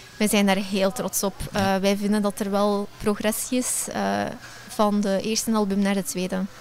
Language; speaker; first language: Dutch; native; Dutch